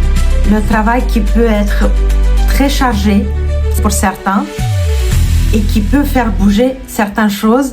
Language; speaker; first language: French; non-native, fluent; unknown